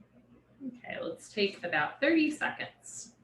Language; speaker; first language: English; native; English